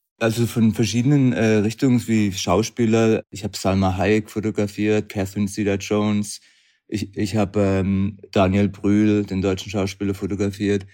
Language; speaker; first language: German; native; German